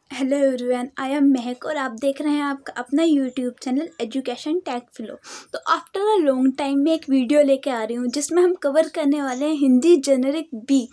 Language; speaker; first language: Hindi; native; Hindi